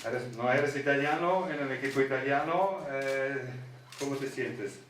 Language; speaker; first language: Spanish; non-native, learner; Italian